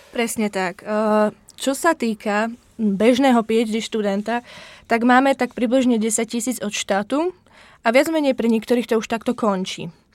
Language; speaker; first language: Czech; non-native, fluent; Slovak